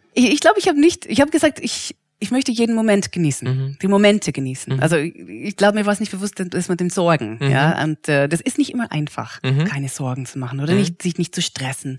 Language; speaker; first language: German; non-native, fluent; English